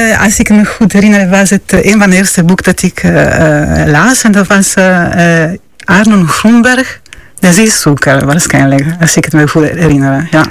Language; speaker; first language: Dutch; non-native, fluent; Italian